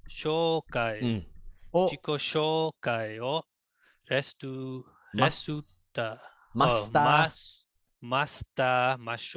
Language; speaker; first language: Japanese; non-native, learner; English